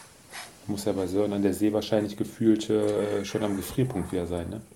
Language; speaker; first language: German; native; German